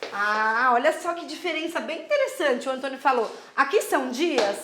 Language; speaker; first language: Portuguese; native; Portuguese